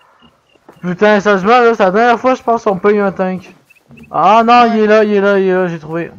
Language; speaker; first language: French; native; French